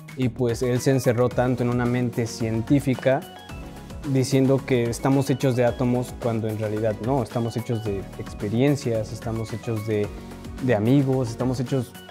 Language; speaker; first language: Spanish; native; Spanish